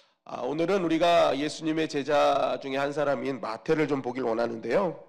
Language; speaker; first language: Korean; native; Korean